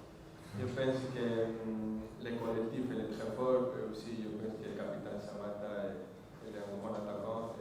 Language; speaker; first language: French; non-native, fluent; Spanish